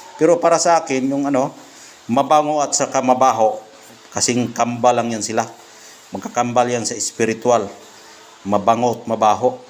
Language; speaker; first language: Filipino; non-native, local second language; Cebuano